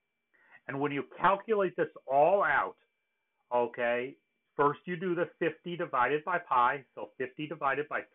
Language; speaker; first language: English; native; English